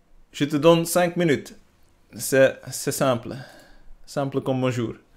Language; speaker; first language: French; non-native, learner; Dutch